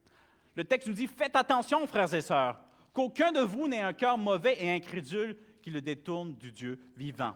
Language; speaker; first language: French; native; French